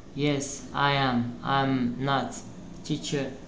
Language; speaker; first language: English; non-native, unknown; Arabic